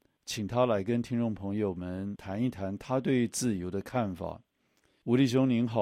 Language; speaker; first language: Chinese; native; Chinese